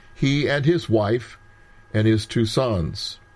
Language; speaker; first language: English; native; English